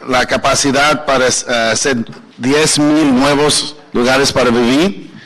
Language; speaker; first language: Spanish; early bilingual, heritage; English